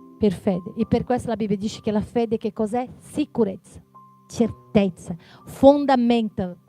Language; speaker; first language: Italian; non-native, fluent; Portuguese